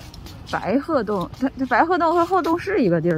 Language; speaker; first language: Chinese; native; Chinese